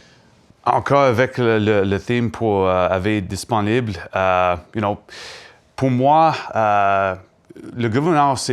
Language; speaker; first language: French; non-native, learner; English